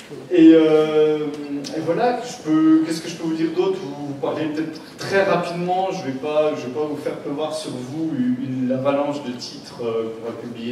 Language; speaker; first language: French; native; French